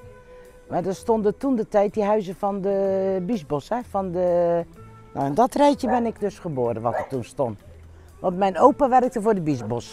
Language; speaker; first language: Dutch; native; Dutch